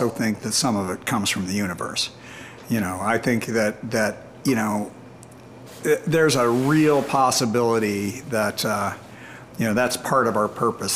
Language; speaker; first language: English; native; English